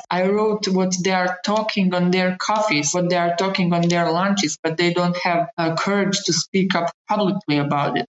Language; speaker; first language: English; non-native, fluent; Bosnian